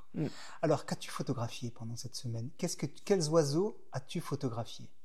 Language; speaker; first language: French; native; French